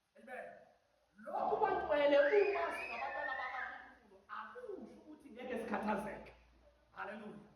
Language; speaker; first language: Zulu; non-native, local second language; Xhosa